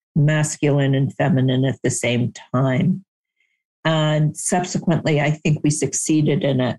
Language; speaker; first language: English; native; English